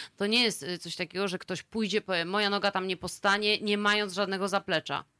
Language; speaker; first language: Polish; native; Polish